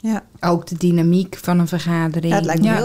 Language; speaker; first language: Dutch; native; Dutch